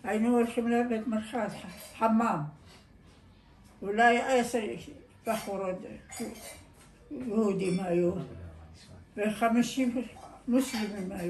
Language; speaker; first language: Hebrew; non-native, learner; Aramaic